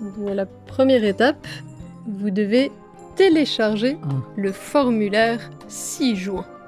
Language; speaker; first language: French; native; French